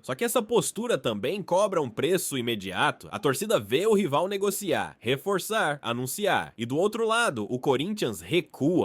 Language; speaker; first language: Portuguese; native; Portuguese